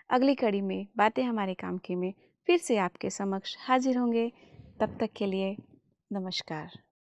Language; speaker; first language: Hindi; native; Hindi